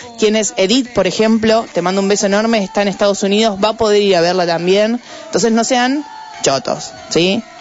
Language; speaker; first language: Spanish; native; Spanish